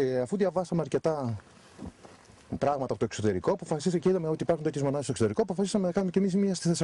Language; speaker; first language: Greek; native; Greek